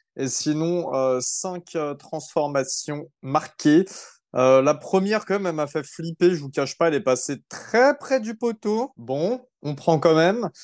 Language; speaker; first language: French; native; French